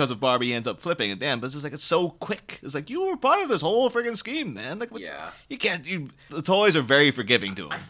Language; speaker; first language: English; native; English